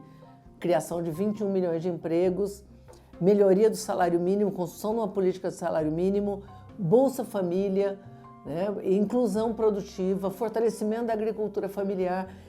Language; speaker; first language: Portuguese; native; Portuguese